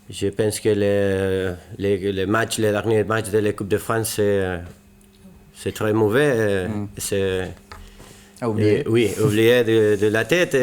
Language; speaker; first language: French; non-native, learner; Spanish